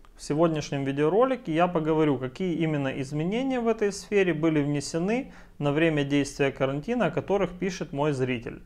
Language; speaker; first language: Russian; native; Russian